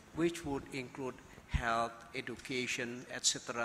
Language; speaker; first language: English; non-native, fluent; Indonesian